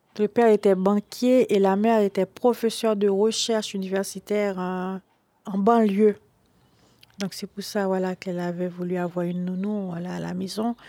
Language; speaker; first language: French; non-native, local second language; Haitian Creole